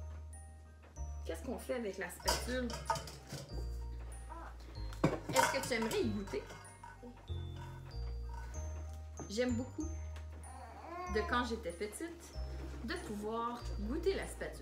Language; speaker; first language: French; native; French